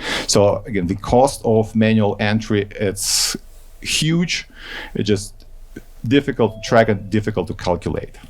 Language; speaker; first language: English; non-native, fluent; Ukrainian